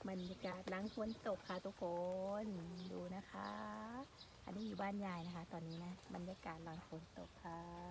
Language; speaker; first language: Thai; non-native, local second language; Northeastern Thai